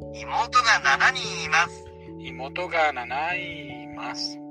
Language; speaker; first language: Japanese; non-native, learner; English